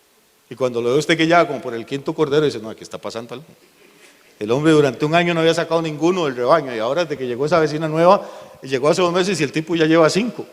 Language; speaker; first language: Spanish; native; Spanish